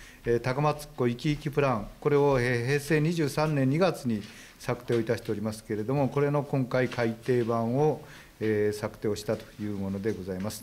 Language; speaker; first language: Japanese; native; Japanese